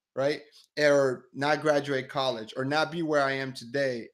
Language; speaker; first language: English; early bilingual, other home language; Spanish